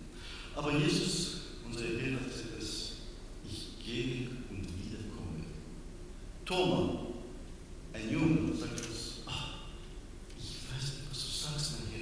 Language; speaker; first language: German; non-native, learner; Persian